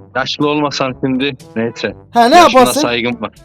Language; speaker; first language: Turkish; early bilingual, heritage; Turkish